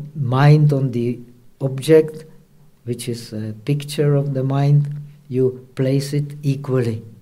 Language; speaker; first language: English; non-native, fluent; Czech